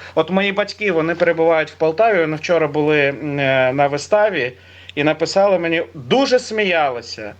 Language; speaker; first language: Ukrainian; native; Ukrainian